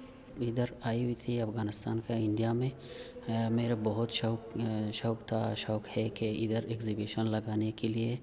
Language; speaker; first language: Hindi; non-native, learner; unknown